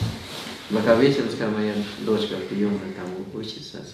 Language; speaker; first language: Russian; non-native, fluent; Thai